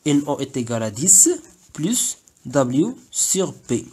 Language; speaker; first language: French; non-native, local second language; Arabic